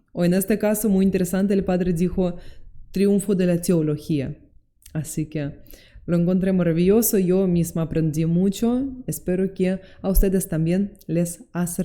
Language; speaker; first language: Spanish; non-native, fluent; Russian